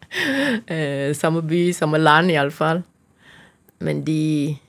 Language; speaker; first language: Norwegian; non-native, fluent; Malay